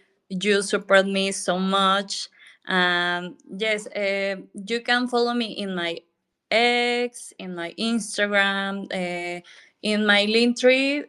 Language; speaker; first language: English; non-native, learner; Spanish